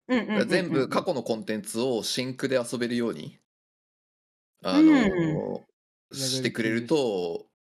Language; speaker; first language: Japanese; native; Japanese